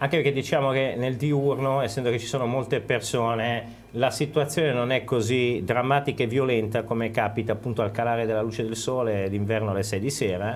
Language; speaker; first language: Italian; native; Italian